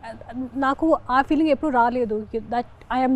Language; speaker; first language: Telugu; non-native, local second language; Hindi